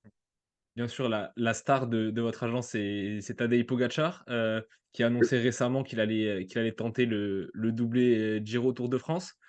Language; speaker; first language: French; native; French